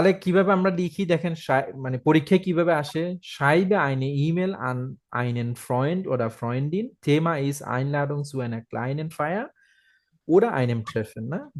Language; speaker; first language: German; non-native, fluent; Bangla